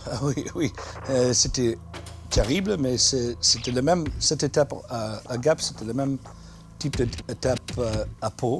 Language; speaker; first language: French; non-native, fluent; English